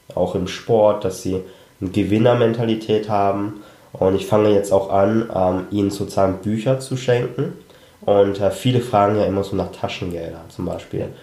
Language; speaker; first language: German; early bilingual, other home language; Cantonese